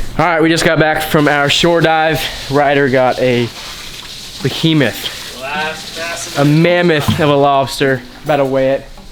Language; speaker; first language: English; native; English